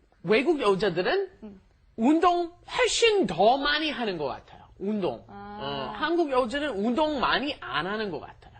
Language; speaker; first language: Korean; non-native, fluent; English